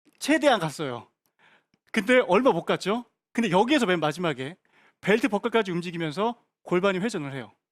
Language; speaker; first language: Korean; native; Korean